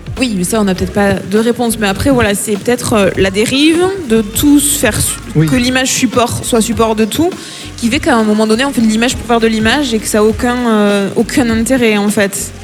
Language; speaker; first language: French; native; French